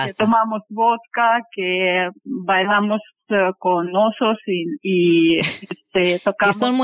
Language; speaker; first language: Spanish; non-native, fluent; Russian